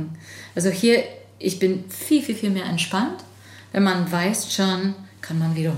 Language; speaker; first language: German; non-native, fluent; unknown